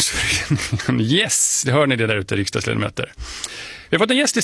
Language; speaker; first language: Swedish; native; Swedish